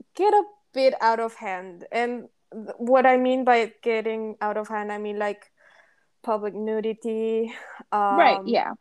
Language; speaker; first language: English; non-native, fluent; Spanish